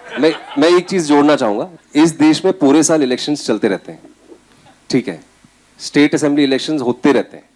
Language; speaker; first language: Hindi; native; Hindi